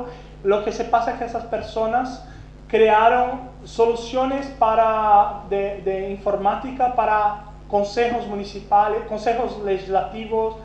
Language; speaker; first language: Spanish; non-native, fluent; Portuguese